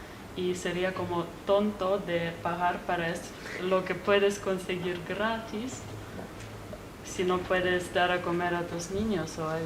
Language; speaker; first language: Spanish; non-native, fluent; German